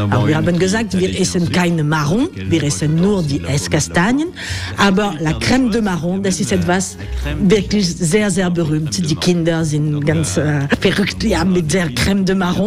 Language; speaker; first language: German; non-native, fluent; French